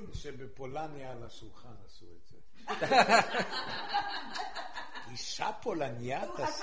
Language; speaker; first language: Hebrew; non-native, fluent; Polish